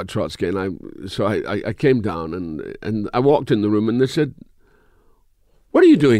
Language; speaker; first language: English; native; English